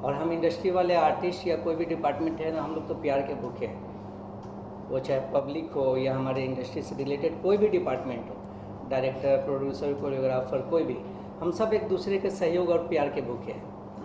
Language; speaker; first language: Hindi; native; Hindi